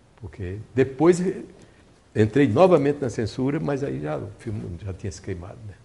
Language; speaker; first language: Portuguese; native; Portuguese